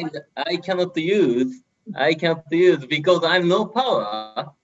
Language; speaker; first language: English; non-native, learner; Japanese